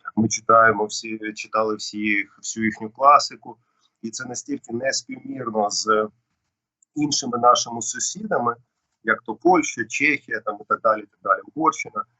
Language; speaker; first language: Ukrainian; non-native, local second language; Russian